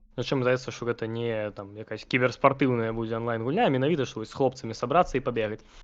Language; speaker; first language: Belarusian; non-native, local second language; Russian